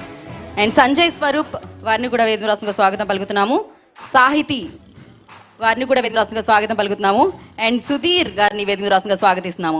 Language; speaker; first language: Telugu; native; Telugu